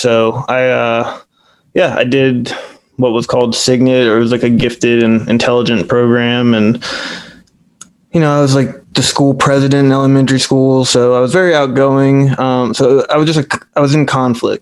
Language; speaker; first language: English; native; English